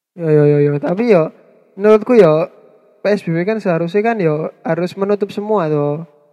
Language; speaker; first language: Indonesian; non-native, local second language; Javanese